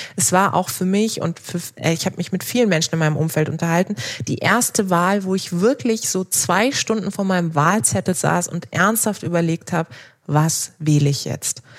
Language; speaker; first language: German; early bilingual, other home language; Turkish